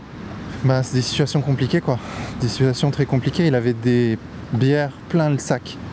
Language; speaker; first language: French; native; French